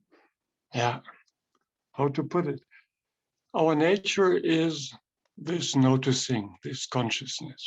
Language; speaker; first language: English; non-native, fluent; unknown